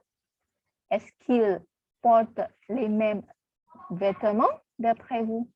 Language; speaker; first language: French; non-native, fluent; Indonesian